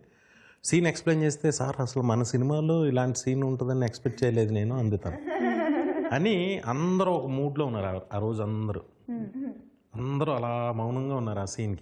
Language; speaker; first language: Telugu; native; Telugu